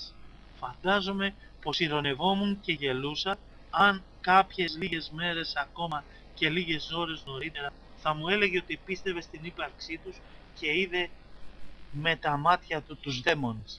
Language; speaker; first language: Greek; native; Greek